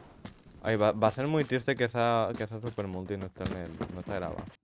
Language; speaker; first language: Spanish; native; Spanish